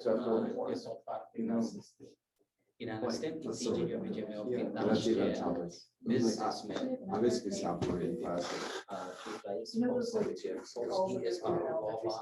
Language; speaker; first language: Polish; non-native, learner; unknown